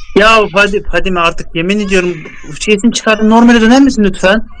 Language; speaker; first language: Turkish; native; Turkish